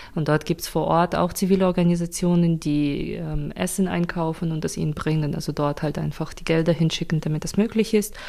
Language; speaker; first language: German; non-native, fluent; Ukrainian